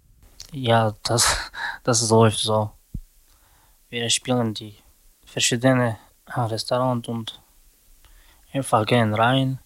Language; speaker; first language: German; non-native, learner; Romany